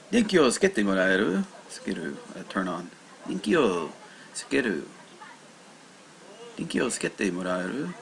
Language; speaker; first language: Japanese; non-native, learner; English